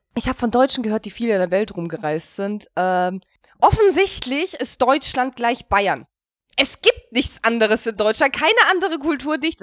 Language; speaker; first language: German; early bilingual, other home language; Russian